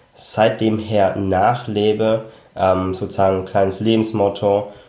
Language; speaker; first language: German; early bilingual, other home language; Cantonese